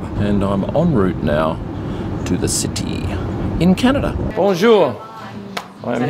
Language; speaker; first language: English; native; English